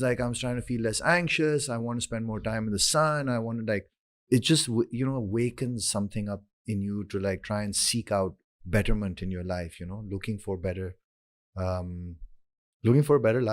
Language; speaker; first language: English; non-native, local second language; Urdu